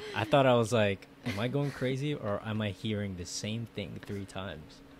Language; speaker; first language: English; early bilingual, other home language; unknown